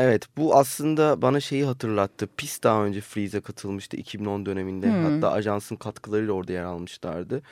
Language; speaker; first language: Turkish; native; Turkish